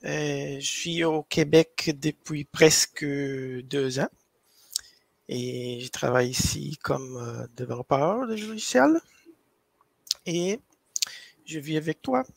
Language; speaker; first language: French; non-native, fluent; Portuguese